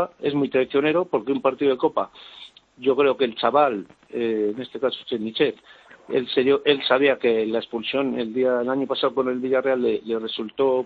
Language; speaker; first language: Spanish; native; Spanish